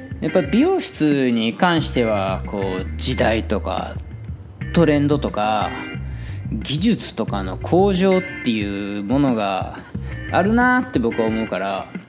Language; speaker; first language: Japanese; native; Japanese